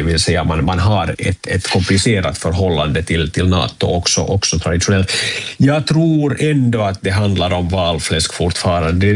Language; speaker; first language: Swedish; native; Swedish